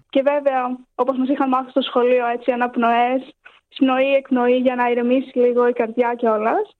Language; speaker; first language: Greek; early bilingual, heritage; Greek